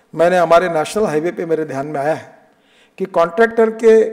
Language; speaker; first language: Hindi; non-native, local second language; Marathi